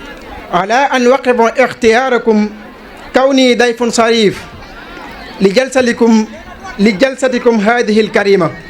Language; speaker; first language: Arabic; non-native, fluent; Wolof